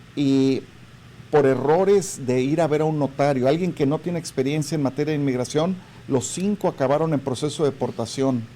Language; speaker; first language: Spanish; native; Spanish